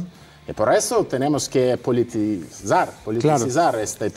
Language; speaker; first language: Spanish; non-native, fluent; Russian